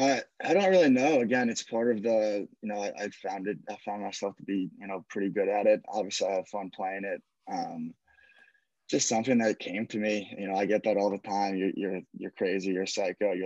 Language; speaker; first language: English; native; English